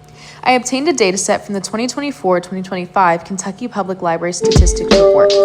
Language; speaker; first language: English; native; English